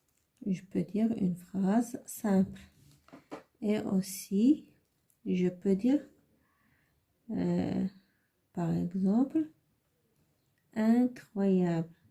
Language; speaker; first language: French; non-native, learner; Arabic